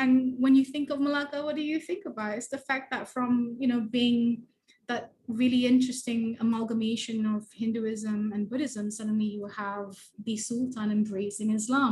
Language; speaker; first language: English; native; English